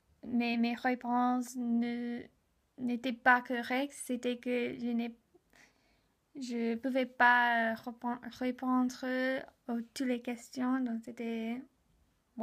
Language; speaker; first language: French; non-native, learner; English